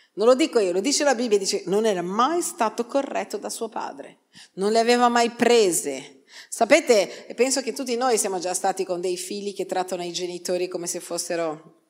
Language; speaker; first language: Italian; non-native, fluent; Portuguese